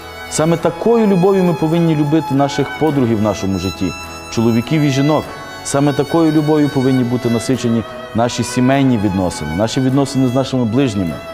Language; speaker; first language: Ukrainian; native; Ukrainian